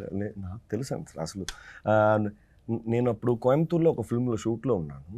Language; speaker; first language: Telugu; non-native, local second language; Tamil